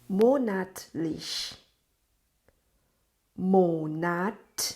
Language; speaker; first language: German; non-native, fluent; Thai